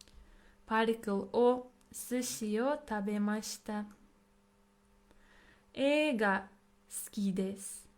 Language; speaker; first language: Japanese; non-native, fluent; English